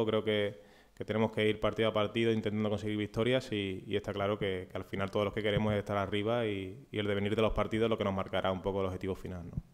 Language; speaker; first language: Spanish; native; Spanish